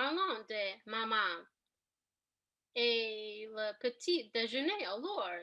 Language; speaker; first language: French; non-native, learner; English